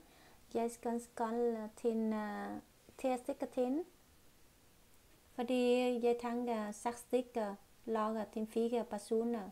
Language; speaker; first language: Norwegian; non-native, learner; Vietnamese